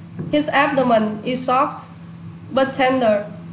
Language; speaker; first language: English; non-native, fluent; Vietnamese